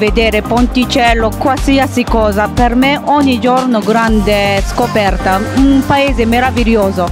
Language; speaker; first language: Italian; non-native, learner; Japanese